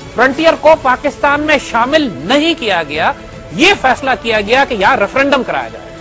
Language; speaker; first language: Urdu; native; Urdu